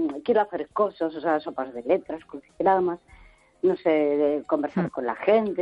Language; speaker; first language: Spanish; native; Spanish